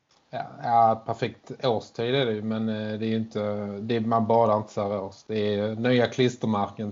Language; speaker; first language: Swedish; native; Swedish